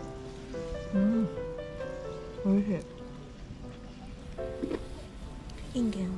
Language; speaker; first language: Japanese; native; Japanese